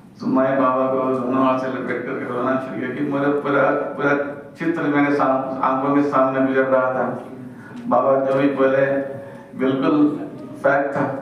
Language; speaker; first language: Hindi; non-native, local second language; Malayalam